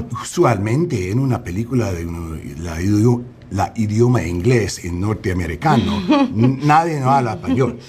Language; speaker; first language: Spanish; non-native, learner; English